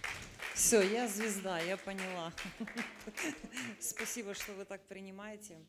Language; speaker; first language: Russian; native; Russian